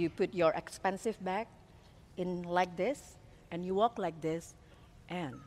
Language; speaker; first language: English; non-native, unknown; Indonesian